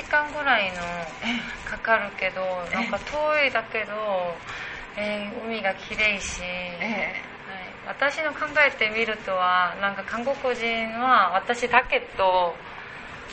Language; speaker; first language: Japanese; non-native, learner; Korean